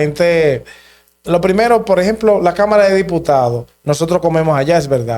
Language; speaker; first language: Spanish; native; Spanish